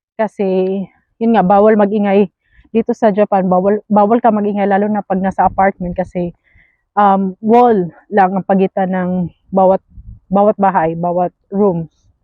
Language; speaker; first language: Filipino; native; Filipino